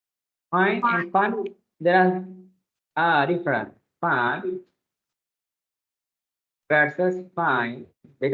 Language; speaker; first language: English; non-native, fluent; Indonesian